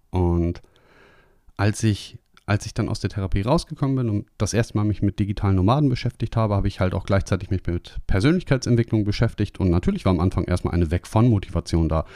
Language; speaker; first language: German; native; German